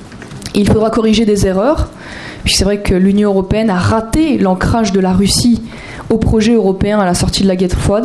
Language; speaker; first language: French; native; French